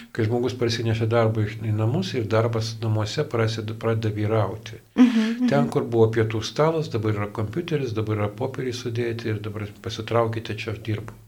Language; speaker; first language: Lithuanian; native; Lithuanian